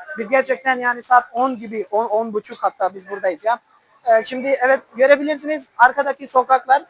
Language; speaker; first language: Turkish; non-native, fluent; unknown